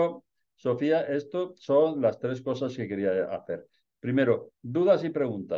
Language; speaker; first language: Spanish; native; Spanish